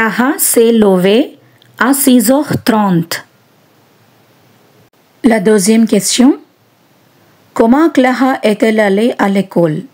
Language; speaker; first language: French; non-native, fluent; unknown